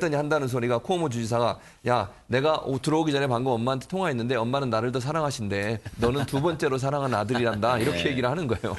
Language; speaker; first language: Korean; native; Korean